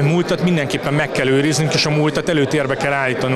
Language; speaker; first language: Hungarian; native; Hungarian